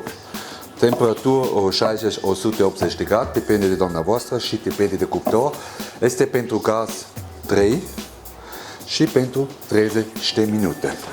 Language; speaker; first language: Romanian; non-native, learner; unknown